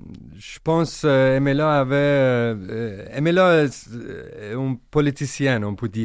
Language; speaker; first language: French; non-native, learner; Persian